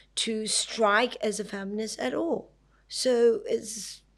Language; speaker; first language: English; non-native, local second language; Cantonese